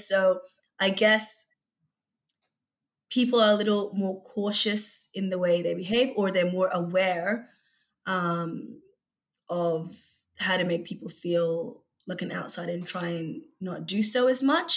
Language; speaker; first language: English; early bilingual, other home language; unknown